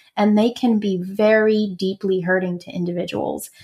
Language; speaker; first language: English; native; English